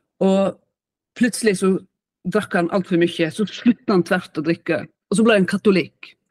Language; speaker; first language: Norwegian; native; Norwegian